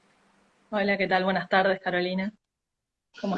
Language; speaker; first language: Spanish; native; Spanish